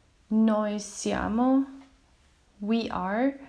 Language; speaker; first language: Italian; non-native, learner; Chinese